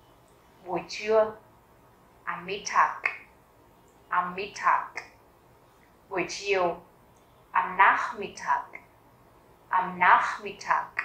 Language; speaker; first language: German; non-native, fluent; Vietnamese